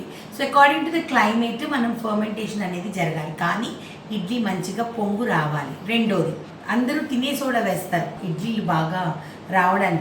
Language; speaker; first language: Telugu; native; Telugu